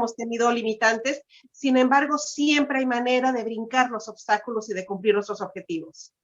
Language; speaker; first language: Spanish; native; Spanish